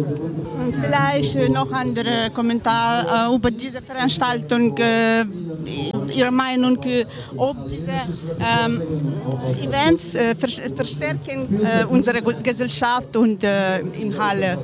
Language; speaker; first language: German; non-native, learner; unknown